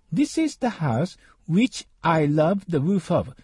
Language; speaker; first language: English; non-native, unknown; Japanese